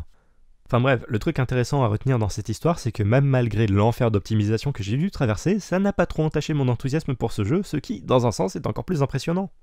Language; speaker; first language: French; native; French